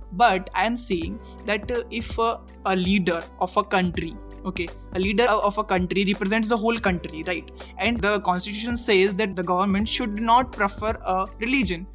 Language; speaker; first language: English; non-native, local second language; Hindi